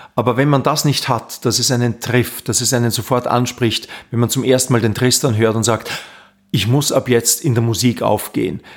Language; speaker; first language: German; native; German